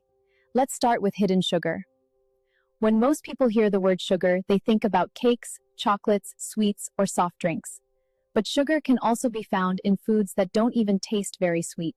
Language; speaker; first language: English; non-native, fluent; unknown